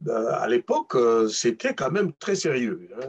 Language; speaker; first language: French; non-native, local second language; Luba-Lulua